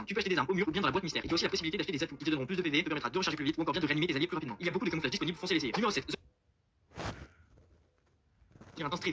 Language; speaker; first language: French; native; French